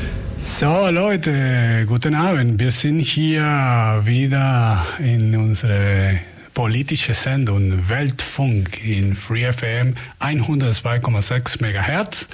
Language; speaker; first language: German; non-native, fluent; Spanish